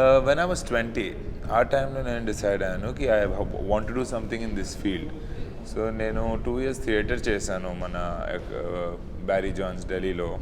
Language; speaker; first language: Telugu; non-native, learner; Hindi